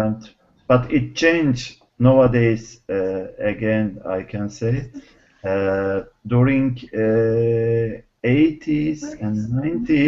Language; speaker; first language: English; non-native, learner; Turkish